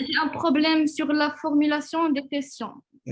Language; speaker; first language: French; non-native, learner; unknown